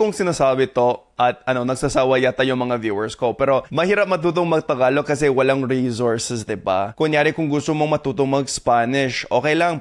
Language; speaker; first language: Filipino; non-native, fluent; English